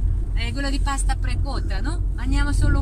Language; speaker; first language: Italian; non-native, learner; Korean